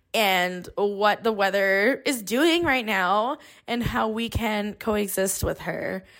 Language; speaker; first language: English; native; English